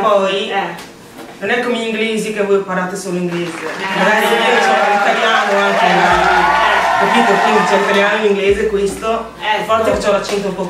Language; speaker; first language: Italian; early bilingual, other home language; English